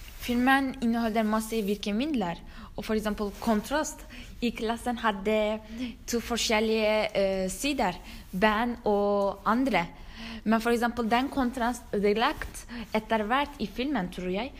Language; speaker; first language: Norwegian; non-native, learner; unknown